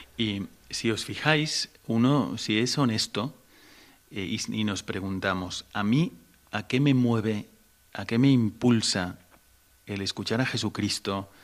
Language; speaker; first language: Spanish; native; Spanish